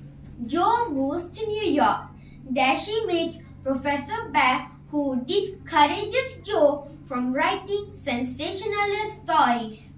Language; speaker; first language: English; non-native, learner; Malay